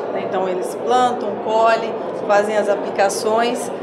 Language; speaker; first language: Portuguese; native; Portuguese